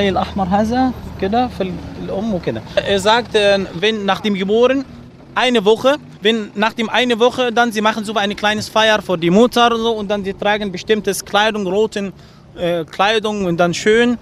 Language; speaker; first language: German; non-native, learner; Arabic